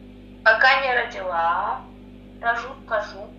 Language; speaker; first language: Russian; native; Russian